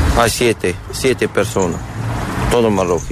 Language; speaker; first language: Spanish; non-native, learner; Arabic